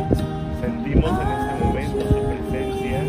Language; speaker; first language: Spanish; native; Spanish